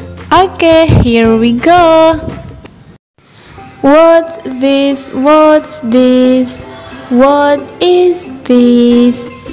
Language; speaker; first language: English; non-native, fluent; Indonesian